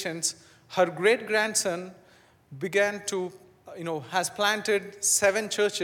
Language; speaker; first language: English; non-native, local second language; Telugu